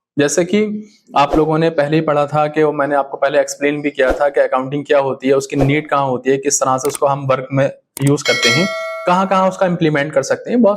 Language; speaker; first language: Hindi; native; Hindi